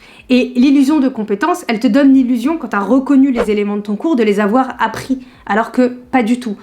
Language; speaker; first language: French; native; French